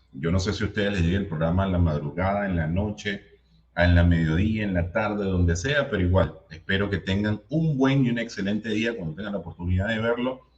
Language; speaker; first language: Spanish; native; Spanish